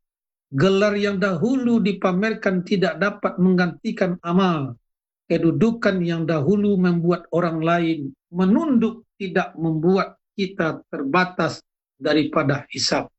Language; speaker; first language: Indonesian; native; Indonesian